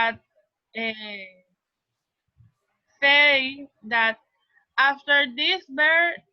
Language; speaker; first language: English; non-native, learner; Spanish